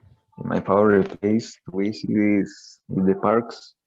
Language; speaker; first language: English; non-native, learner; Spanish